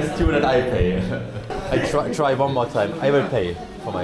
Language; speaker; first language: English; non-native, learner; German